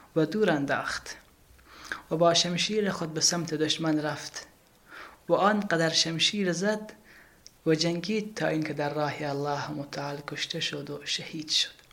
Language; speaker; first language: Persian; native; Persian